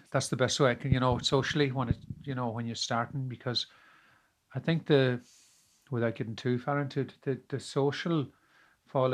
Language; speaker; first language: English; native; English